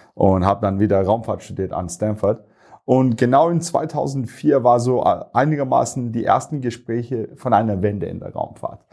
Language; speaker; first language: German; non-native, fluent; Turkish